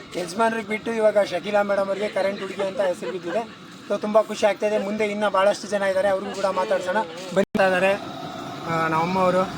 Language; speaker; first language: Kannada; non-native, local second language; Urdu